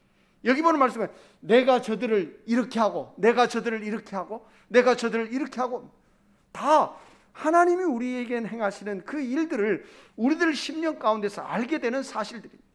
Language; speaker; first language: Korean; native; Korean